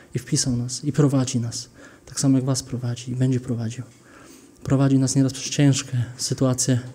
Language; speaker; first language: Polish; early bilingual, heritage; Polish